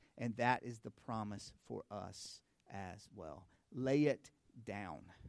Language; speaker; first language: English; native; English